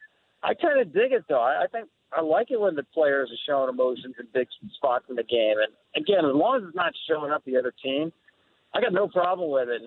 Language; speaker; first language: English; native; English